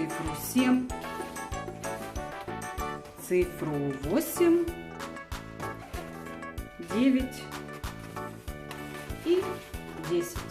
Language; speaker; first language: Russian; native; Russian